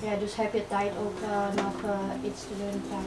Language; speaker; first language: Dutch; non-native, learner; Indonesian